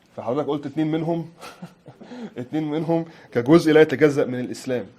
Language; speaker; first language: Arabic; early bilingual, other home language; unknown